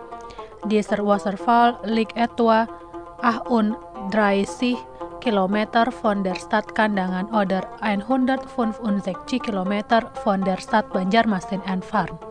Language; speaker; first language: German; non-native, fluent; Indonesian